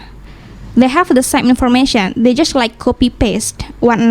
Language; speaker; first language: English; non-native, learner; Indonesian